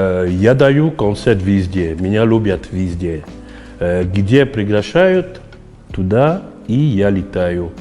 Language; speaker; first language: Russian; non-native, fluent; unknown